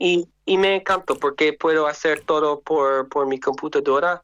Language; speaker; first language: Spanish; non-native, fluent; English